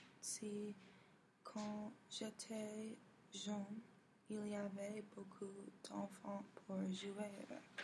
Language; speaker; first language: French; non-native, learner; English